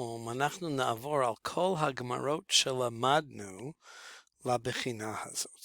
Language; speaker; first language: Hebrew; non-native, fluent; English